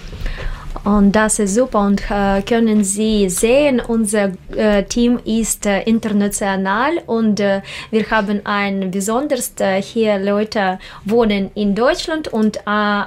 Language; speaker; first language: German; non-native, learner; Russian